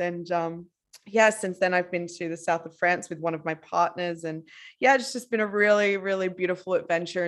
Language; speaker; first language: English; native; English